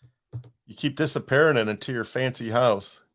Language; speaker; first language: English; native; English